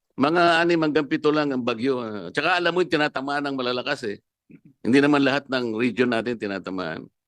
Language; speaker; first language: Filipino; non-native, local second language; Pampanga